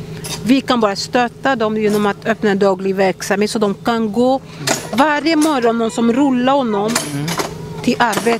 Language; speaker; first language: Swedish; early bilingual, other home language; Lingala